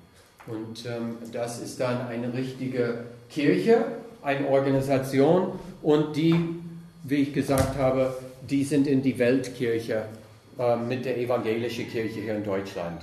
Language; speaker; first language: German; non-native, fluent; English